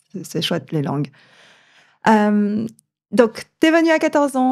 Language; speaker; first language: French; native; French